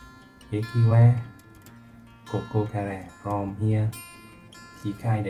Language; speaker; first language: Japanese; non-native, learner; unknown